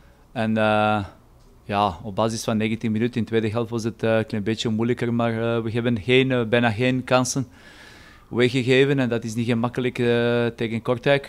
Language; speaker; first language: Dutch; non-native, fluent; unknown